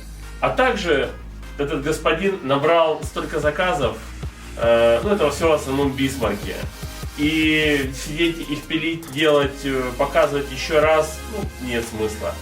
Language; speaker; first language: Russian; native; Russian